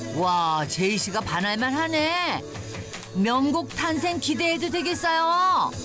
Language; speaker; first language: Korean; native; Korean